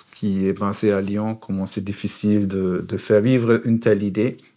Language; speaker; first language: French; non-native, fluent; German